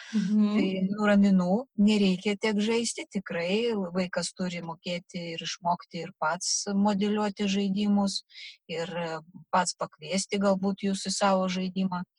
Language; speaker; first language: Lithuanian; non-native, local second language; Russian